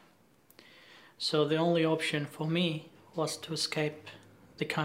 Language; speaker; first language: English; non-native, fluent; Arabic